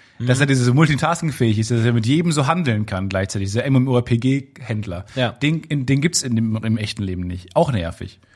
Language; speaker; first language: German; native; German